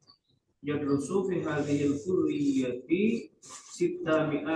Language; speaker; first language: Arabic; non-native, learner; Indonesian